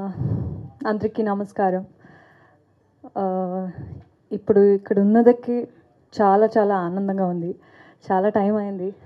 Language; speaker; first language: Telugu; non-native, fluent; Kannada